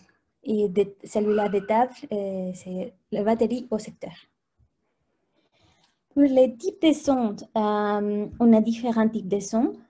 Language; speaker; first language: French; non-native, fluent; Spanish